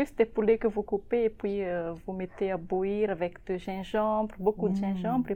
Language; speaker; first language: French; non-native, local second language; Malagasy